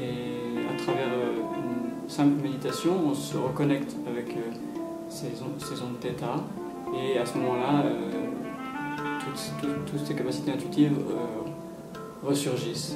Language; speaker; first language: French; native; French